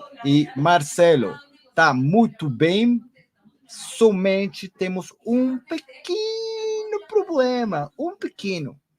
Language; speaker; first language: Portuguese; non-native, learner; Spanish